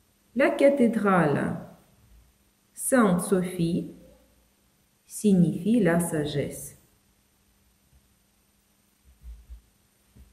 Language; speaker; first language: French; non-native, fluent; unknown